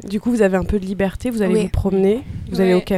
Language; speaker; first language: French; native; French